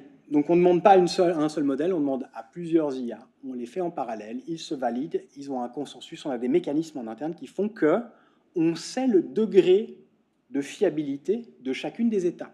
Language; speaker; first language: French; native; French